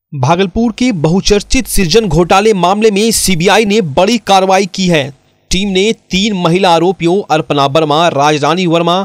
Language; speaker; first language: Hindi; native; Hindi